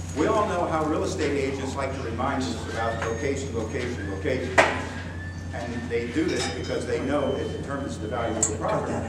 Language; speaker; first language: English; native; English